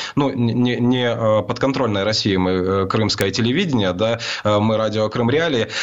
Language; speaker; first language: Russian; native; Russian